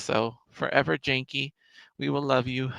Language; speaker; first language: English; native; English